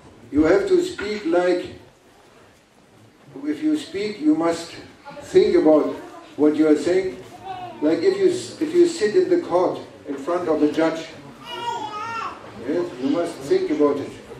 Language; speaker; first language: English; non-native, fluent; German